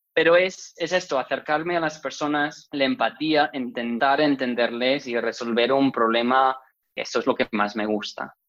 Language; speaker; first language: Spanish; non-native, fluent; English